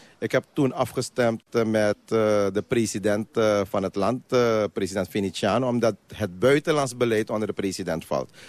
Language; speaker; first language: Dutch; non-native, local second language; Caribbean Hindustani